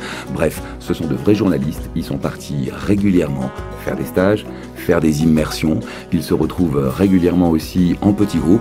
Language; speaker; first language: French; native; French